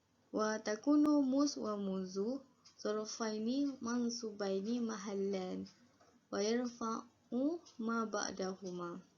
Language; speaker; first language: Arabic; non-native, learner; Malay